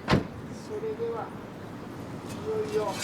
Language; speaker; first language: Japanese; native; Japanese